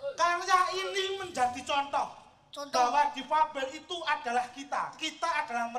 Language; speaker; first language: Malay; non-native, local second language; Javanese